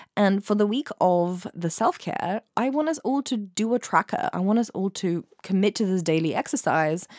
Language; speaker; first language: English; native; English